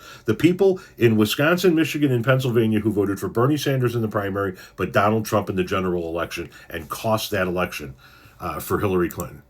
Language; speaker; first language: English; native; English